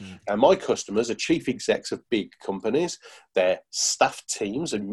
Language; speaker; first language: English; native; English